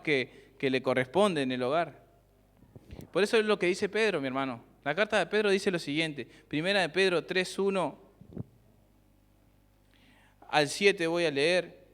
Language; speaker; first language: Spanish; native; Spanish